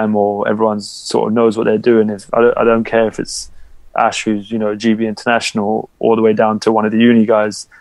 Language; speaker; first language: English; early bilingual, other home language; Albanian